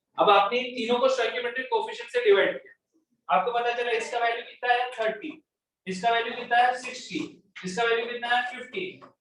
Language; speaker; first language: Hindi; non-native, local second language; Gujarati